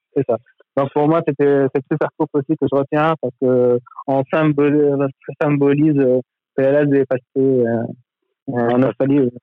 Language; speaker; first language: French; non-native, local second language; Arabic